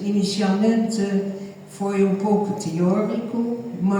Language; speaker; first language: Portuguese; non-native, fluent; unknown